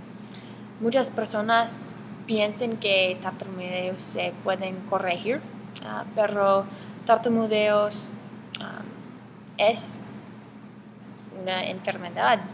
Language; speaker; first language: Spanish; non-native, learner; English